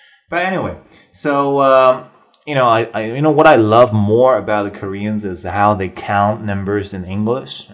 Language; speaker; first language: English; non-native, fluent; Chinese